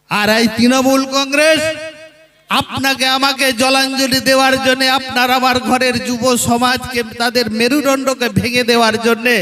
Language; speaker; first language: Bangla; non-native, local second language; Santali